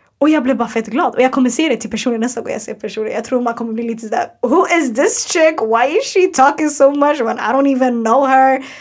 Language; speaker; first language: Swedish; early bilingual, other home language; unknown